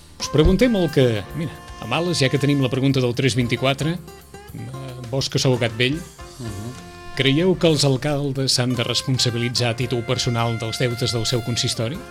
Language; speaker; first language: Catalan; native; Catalan